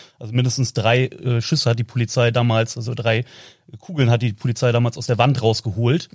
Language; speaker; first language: German; native; German